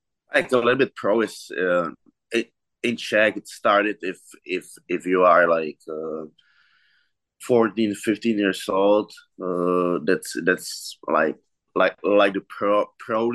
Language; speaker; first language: English; non-native, learner; Czech